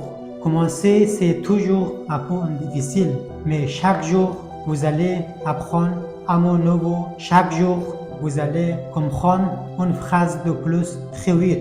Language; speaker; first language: French; non-native, fluent; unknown